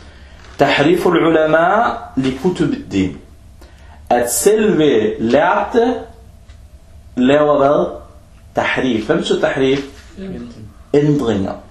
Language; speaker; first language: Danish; non-native, fluent; Arabic